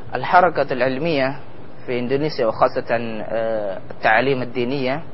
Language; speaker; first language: Arabic; non-native, fluent; Indonesian